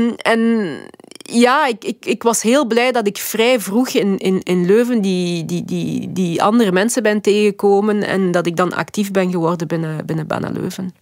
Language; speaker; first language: Dutch; early bilingual, other home language; Lingala